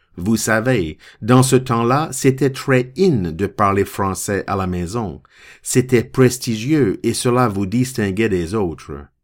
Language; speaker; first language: French; native; French